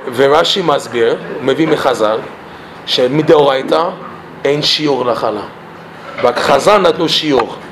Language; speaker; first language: Hebrew; non-native, fluent; English